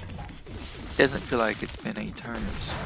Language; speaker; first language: English; native; English